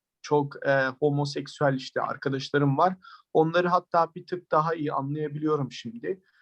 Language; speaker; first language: Turkish; early bilingual, heritage; Turkish